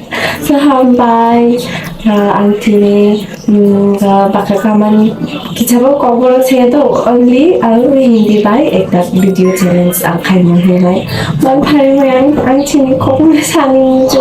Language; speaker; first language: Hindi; non-native, local second language; Kok Borok